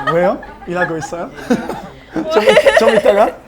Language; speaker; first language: Korean; non-native, learner; English